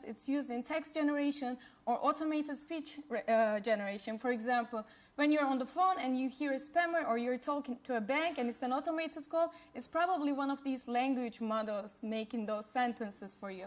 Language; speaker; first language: English; non-native, fluent; Turkish